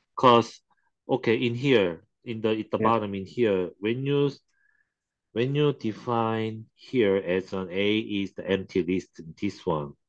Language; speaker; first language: English; non-native, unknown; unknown